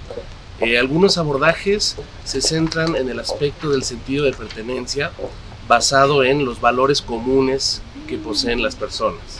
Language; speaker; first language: Spanish; native; Spanish